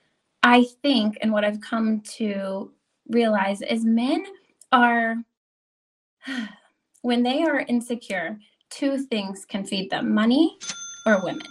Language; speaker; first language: English; native; English